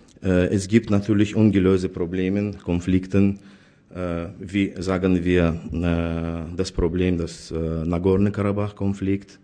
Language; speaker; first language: German; non-native, fluent; Azerbaijani